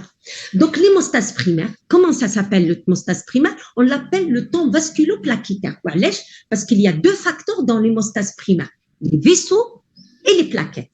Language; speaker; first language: French; non-native, local second language; Arabic